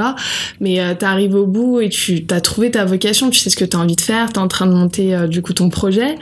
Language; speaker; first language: French; native; French